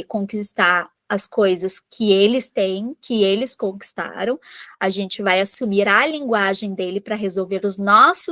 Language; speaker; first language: Portuguese; native; Portuguese